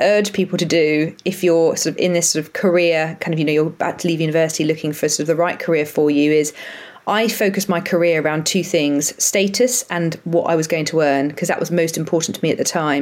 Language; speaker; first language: English; native; English